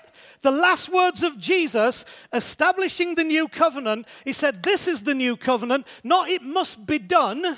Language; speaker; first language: English; native; English